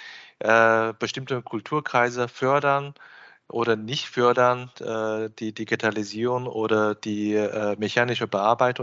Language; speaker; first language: German; non-native, fluent; Chinese